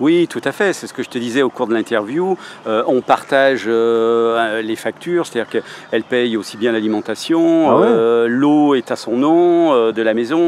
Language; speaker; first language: French; native; French